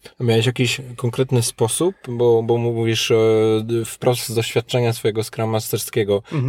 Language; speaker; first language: Polish; native; Polish